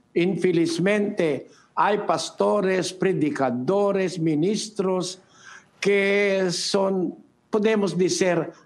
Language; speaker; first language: Spanish; non-native, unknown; Filipino